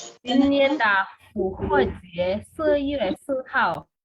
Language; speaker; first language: Chinese; non-native, learner; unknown